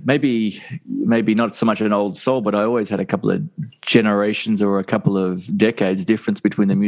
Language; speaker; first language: English; native; English